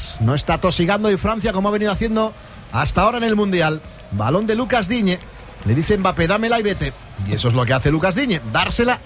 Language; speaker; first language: Spanish; native; Spanish